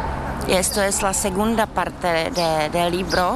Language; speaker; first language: Spanish; non-native, learner; Czech